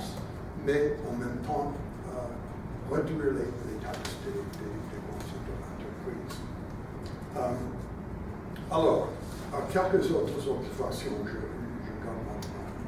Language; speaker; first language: French; non-native, fluent; English